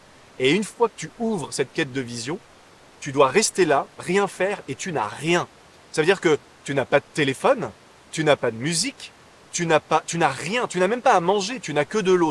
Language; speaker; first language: French; native; French